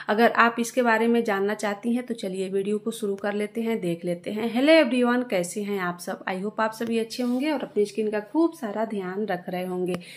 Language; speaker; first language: Hindi; native; Hindi